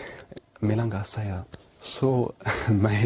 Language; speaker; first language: Icelandic; non-native, learner; English